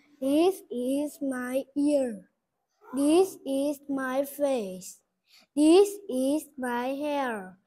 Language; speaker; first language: English; non-native, learner; Vietnamese